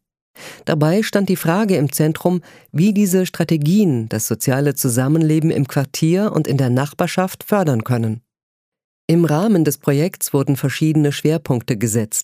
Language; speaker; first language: German; native; German